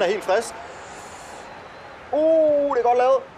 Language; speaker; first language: Danish; native; Danish